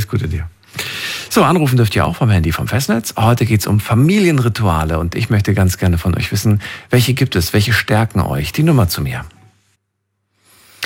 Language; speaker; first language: German; native; German